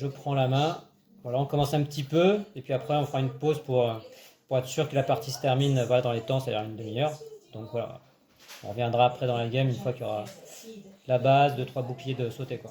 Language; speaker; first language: French; native; French